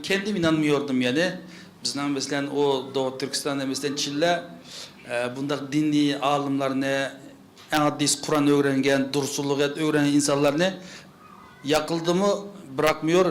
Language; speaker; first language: Turkish; non-native, learner; Uyghur